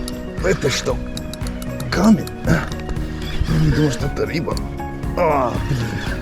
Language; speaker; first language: Russian; non-native, learner; English